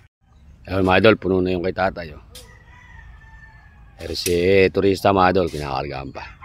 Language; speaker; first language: Filipino; native; Filipino